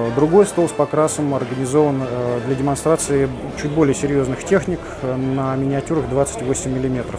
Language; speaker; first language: Russian; native; Russian